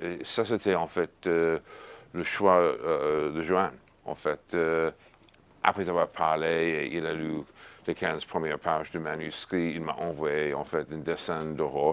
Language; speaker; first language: French; non-native, fluent; English